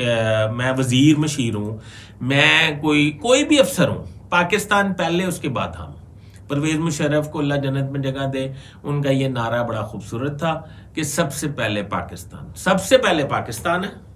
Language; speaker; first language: Urdu; native; Urdu